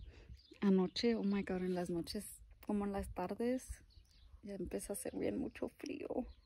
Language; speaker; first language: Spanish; early bilingual, heritage; English